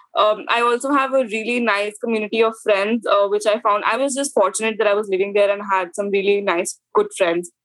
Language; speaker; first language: English; non-native, local second language; Hindi